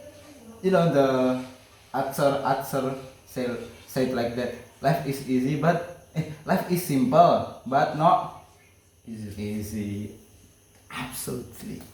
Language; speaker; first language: English; non-native, learner; Indonesian